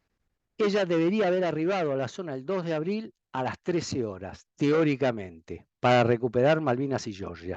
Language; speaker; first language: Spanish; native; Spanish